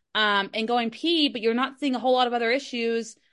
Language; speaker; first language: English; native; English